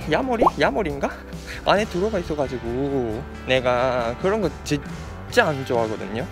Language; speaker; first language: Korean; non-native, fluent; Japanese